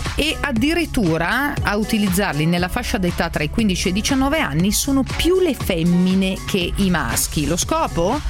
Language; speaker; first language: Italian; native; Italian